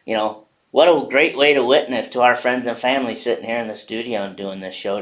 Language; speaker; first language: English; native; English